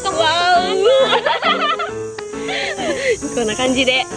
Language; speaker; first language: Japanese; non-native, fluent; Indonesian